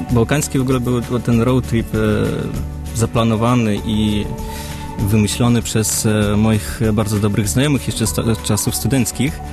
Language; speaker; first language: Polish; early bilingual, other home language; Russian